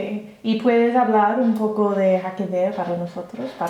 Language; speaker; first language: Spanish; non-native, learner; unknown